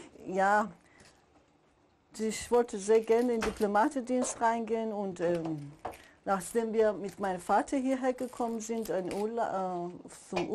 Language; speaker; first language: German; non-native, learner; Persian